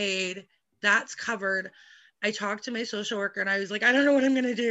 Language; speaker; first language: English; native; English